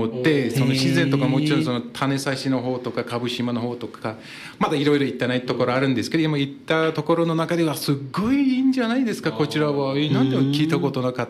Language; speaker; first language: Japanese; non-native, fluent; Turkish